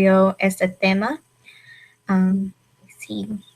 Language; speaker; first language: Spanish; non-native, learner; English